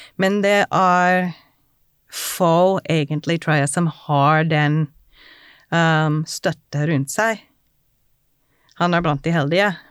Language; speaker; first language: Norwegian; non-native, fluent; English